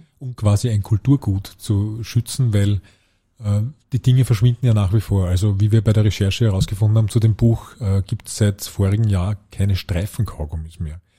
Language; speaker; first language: German; native; German